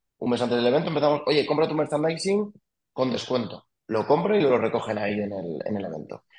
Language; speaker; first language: Spanish; early bilingual, other home language; French